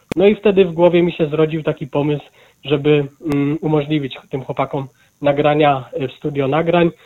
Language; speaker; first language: Polish; native; Polish